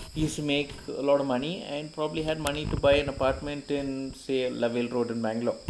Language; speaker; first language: English; non-native, local second language; Malayalam